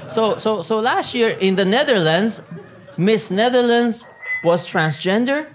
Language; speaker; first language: English; non-native, fluent; Italian